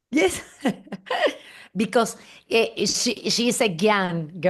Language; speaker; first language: English; non-native, learner; Spanish